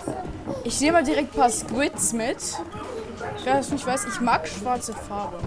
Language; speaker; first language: German; early bilingual, other home language; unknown